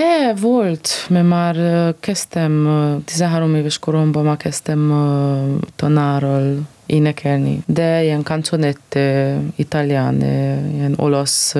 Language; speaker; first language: Hungarian; early bilingual, heritage; Hungarian